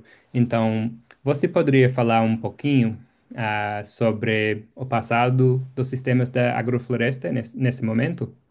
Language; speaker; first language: Portuguese; non-native, fluent; English